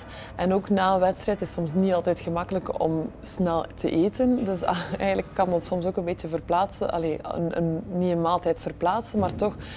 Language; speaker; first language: Dutch; native; Dutch